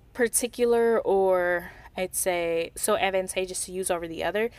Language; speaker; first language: English; native; English